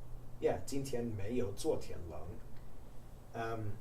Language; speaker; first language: Chinese; non-native, fluent; English